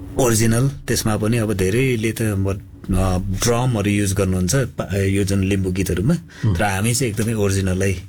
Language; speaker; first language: Nepali; non-native, local second language; Limburgish